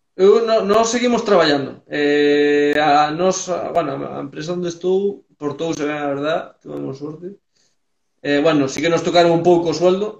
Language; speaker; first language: Galician; early bilingual, heritage; Galician